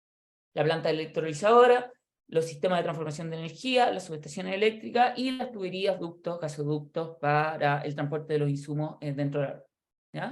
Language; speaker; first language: Spanish; native; Spanish